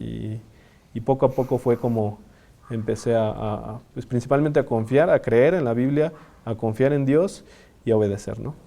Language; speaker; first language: Spanish; native; Spanish